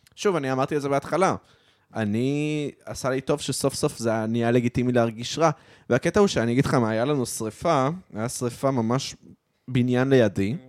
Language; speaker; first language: Hebrew; native; Hebrew